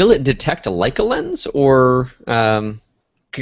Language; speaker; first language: English; native; English